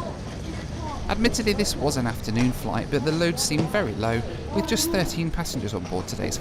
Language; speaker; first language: English; native; English